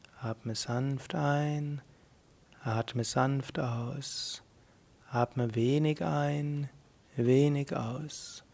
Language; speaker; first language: German; native; German